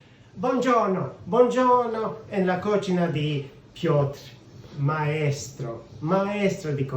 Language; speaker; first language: Italian; non-native, learner; Spanish